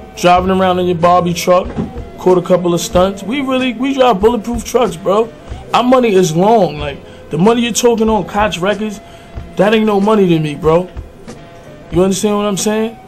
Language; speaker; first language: English; native; English